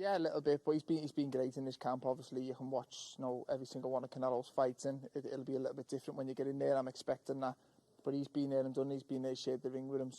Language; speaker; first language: English; native; English